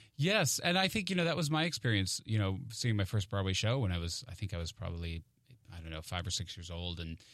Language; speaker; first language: English; native; English